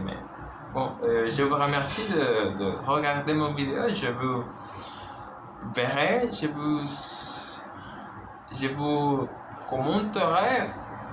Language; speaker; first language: French; non-native, learner; Spanish